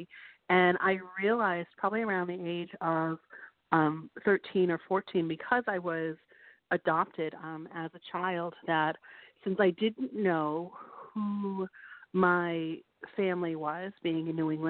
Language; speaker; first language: English; native; English